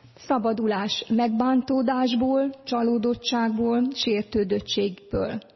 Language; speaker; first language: Hungarian; native; Hungarian